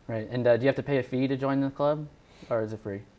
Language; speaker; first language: English; native; English